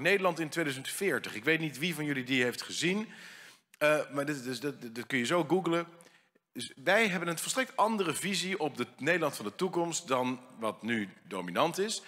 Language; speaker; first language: Dutch; native; Dutch